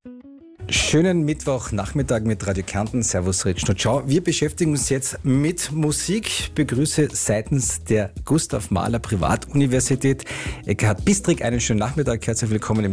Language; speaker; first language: German; native; German